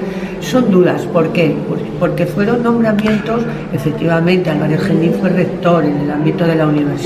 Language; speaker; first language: Spanish; native; Spanish